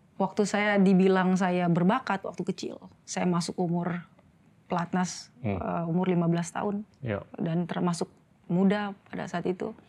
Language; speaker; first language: Indonesian; native; Indonesian